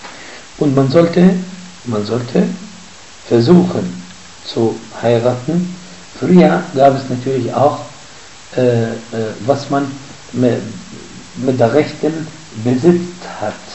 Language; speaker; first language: German; non-native, fluent; Arabic